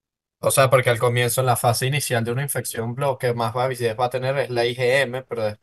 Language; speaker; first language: Spanish; native; Spanish